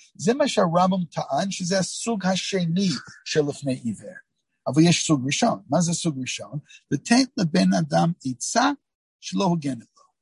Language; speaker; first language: Hebrew; non-native, fluent; English